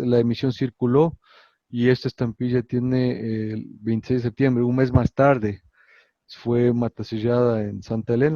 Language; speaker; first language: Spanish; native; Spanish